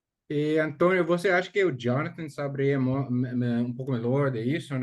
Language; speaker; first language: Portuguese; non-native, fluent; English